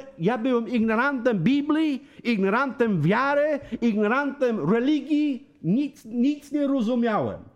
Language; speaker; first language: Polish; non-native, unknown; English